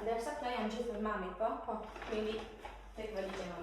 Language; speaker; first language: Albanian; early bilingual, heritage; Albanian